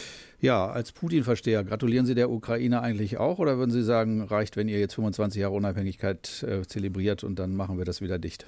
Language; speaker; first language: German; native; German